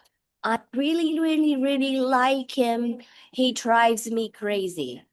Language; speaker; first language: English; non-native, fluent; Vietnamese